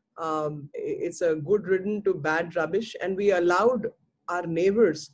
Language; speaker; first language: English; non-native, local second language; Hindi